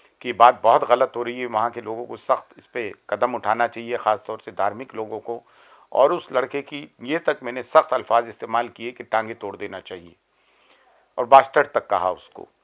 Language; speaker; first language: Urdu; native; Urdu